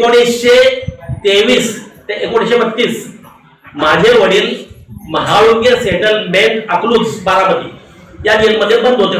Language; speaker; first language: Marathi; non-native, local second language; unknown